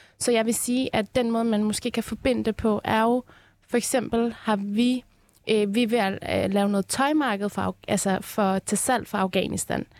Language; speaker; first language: Danish; early bilingual, other home language; Persian